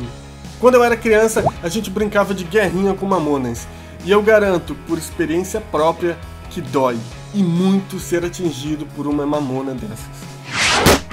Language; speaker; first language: Portuguese; native; Portuguese